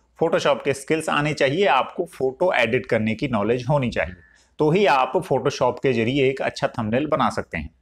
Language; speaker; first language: Hindi; native; Hindi